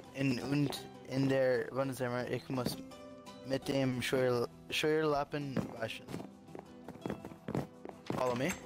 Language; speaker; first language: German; non-native, learner; English